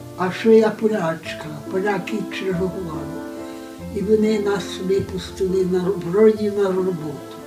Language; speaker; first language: Ukrainian; native; Ukrainian